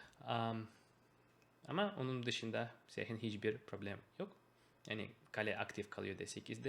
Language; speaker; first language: Turkish; non-native, fluent; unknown